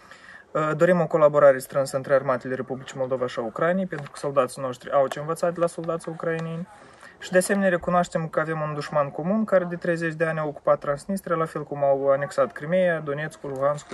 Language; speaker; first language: Romanian; native; Romanian